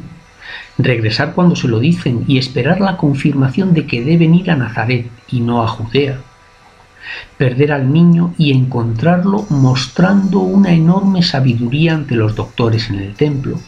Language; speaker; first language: Spanish; native; Spanish